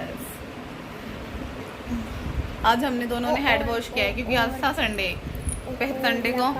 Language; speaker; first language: Hindi; native; Hindi